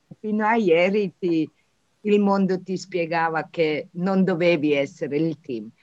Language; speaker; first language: Italian; non-native, fluent; Croatian